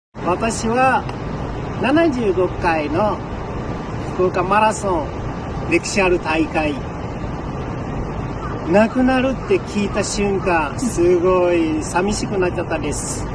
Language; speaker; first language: Japanese; non-native, learner; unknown